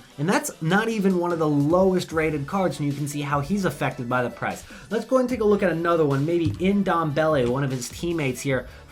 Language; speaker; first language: English; native; English